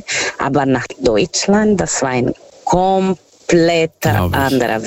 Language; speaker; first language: German; non-native, fluent; Portuguese